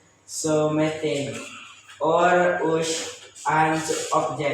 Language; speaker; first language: English; non-native, learner; Indonesian